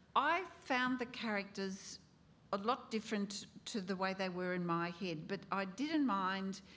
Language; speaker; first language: English; native; English